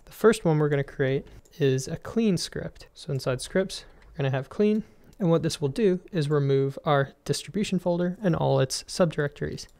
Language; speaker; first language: English; native; English